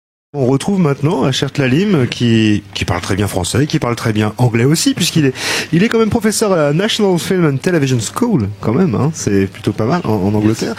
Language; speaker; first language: French; native; French